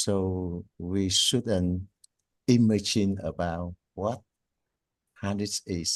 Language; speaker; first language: English; non-native, learner; Vietnamese